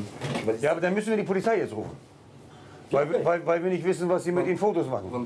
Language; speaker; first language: German; native; German